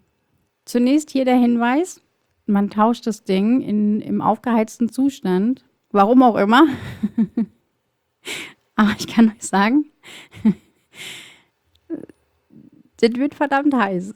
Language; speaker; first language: German; native; German